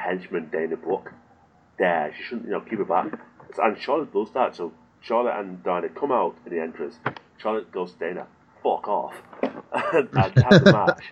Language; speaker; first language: English; native; English